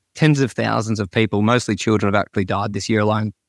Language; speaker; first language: English; native; English